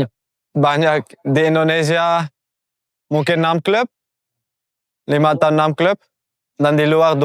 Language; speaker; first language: Indonesian; non-native, learner; Dutch